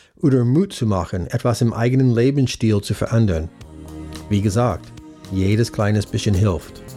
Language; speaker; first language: German; non-native, fluent; English